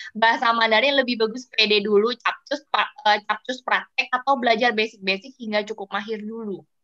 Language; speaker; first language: Indonesian; native; Indonesian